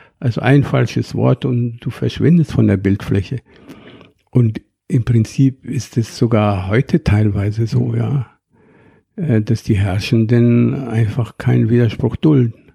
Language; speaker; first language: German; non-native, fluent; Arabic